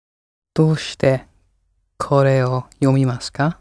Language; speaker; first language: Japanese; non-native, learner; English